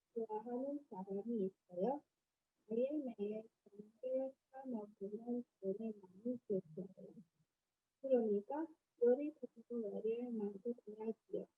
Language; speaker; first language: Korean; non-native, learner; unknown